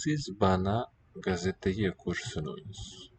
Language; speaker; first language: Turkish; non-native, learner; English